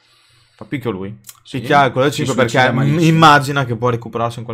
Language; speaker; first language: Italian; native; Italian